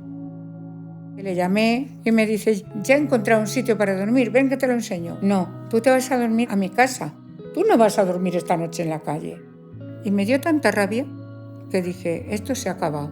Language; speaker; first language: Spanish; native; Spanish